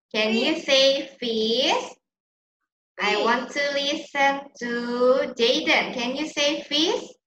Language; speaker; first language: English; non-native, learner; Indonesian